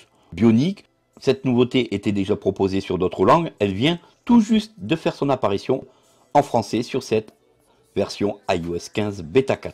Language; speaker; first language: French; native; French